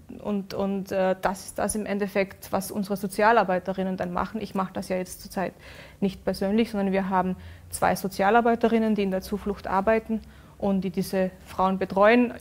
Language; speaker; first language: German; early bilingual, other home language; Urdu